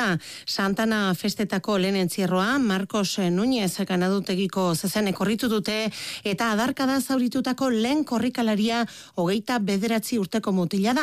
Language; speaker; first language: Basque; native; Basque